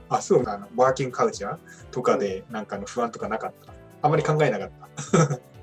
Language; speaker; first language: Japanese; native; Japanese